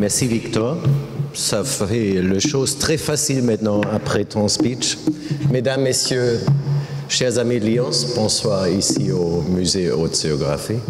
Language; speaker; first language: French; non-native, learner; German